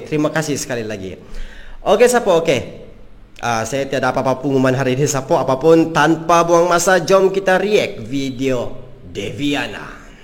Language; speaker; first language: Malay; native; Malay